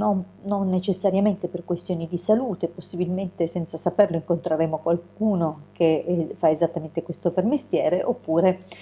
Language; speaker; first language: Italian; native; Italian